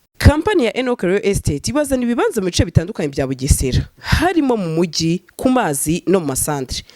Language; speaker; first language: Kinyarwanda; native; Kinyarwanda